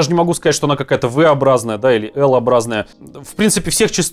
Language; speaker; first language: Russian; native; Russian